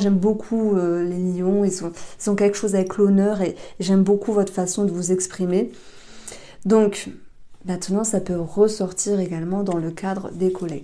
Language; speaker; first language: French; native; French